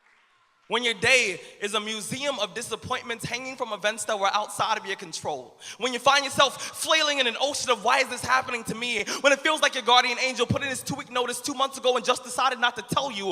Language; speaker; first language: English; native; English